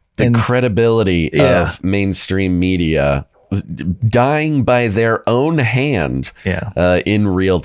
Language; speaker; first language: English; native; English